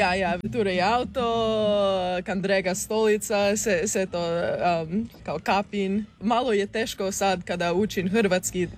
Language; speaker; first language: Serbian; early bilingual, heritage; English